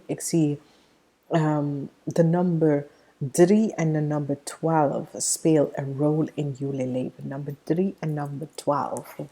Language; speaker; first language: Dutch; non-native, fluent; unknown